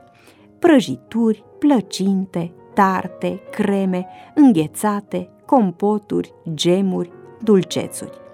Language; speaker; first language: Romanian; native; Romanian